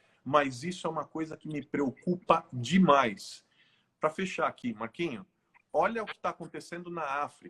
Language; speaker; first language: Portuguese; native; Portuguese